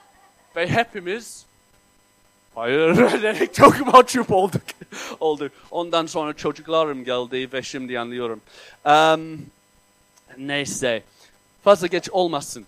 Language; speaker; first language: Turkish; non-native, fluent; English